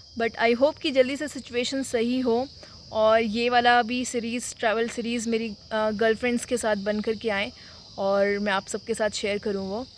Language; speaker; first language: Hindi; native; Hindi